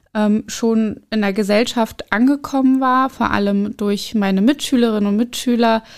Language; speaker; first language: German; early bilingual, other home language; Arabic